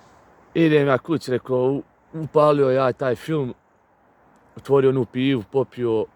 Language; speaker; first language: Bosnian; native; Bosnian